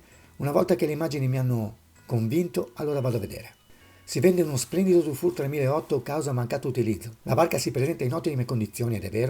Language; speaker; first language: Italian; native; Italian